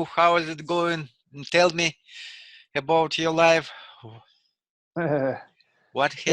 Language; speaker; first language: English; non-native, learner; Russian